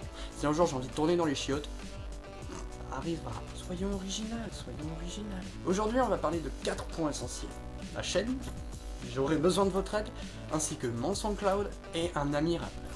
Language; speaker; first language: French; native; French